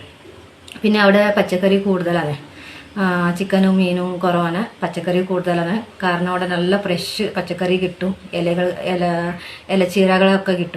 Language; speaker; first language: Malayalam; non-native, local second language; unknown